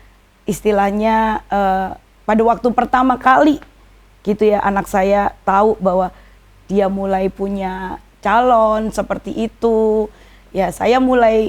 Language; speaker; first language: Indonesian; native; Indonesian